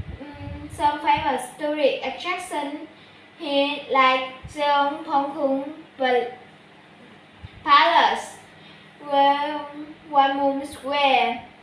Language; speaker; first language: English; non-native, learner; Vietnamese